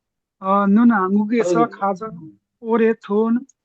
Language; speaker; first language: Korean; non-native, learner; Nepali